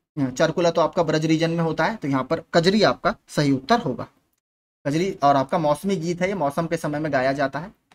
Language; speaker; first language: Hindi; native; Hindi